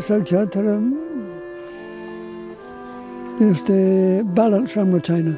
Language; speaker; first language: Nepali; non-native, learner; English